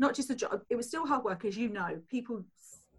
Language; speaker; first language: English; native; English